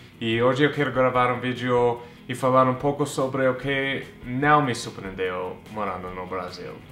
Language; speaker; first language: Portuguese; non-native, fluent; English